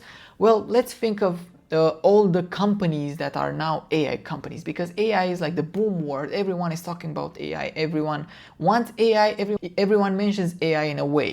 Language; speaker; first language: English; non-native, fluent; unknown